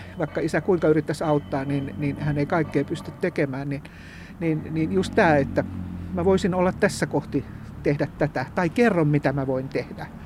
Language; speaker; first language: Finnish; native; Finnish